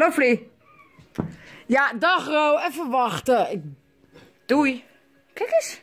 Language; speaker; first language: Dutch; native; Dutch